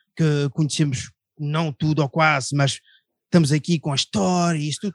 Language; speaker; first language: Portuguese; non-native, fluent; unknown